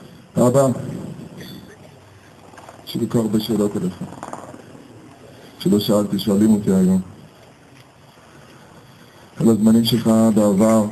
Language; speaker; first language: Hebrew; early bilingual, other home language; Romanian